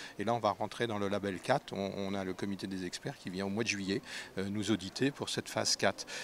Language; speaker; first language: French; native; French